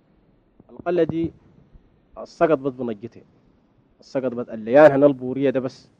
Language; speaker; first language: Arabic; native; Arabic